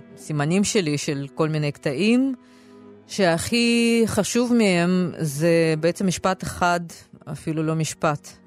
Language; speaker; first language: Hebrew; non-native, fluent; Russian